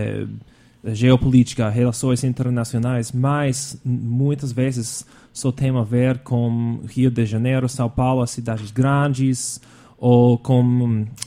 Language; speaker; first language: Portuguese; non-native, fluent; English